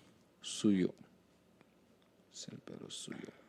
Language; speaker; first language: Spanish; non-native, learner; Hindi